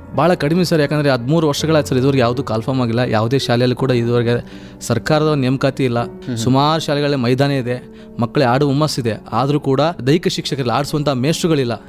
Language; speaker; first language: Kannada; native; Kannada